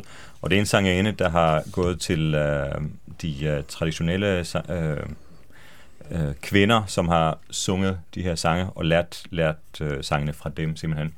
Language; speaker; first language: Danish; non-native, fluent; Hebrew